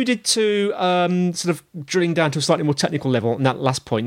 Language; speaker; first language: English; native; English